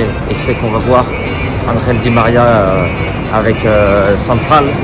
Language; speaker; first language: French; native; French